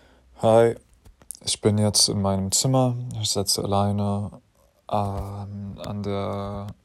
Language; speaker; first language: German; non-native, fluent; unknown